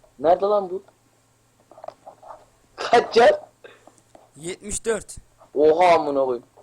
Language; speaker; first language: Turkish; native; Turkish